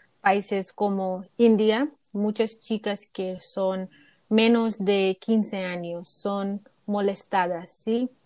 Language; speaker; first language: Spanish; non-native, learner; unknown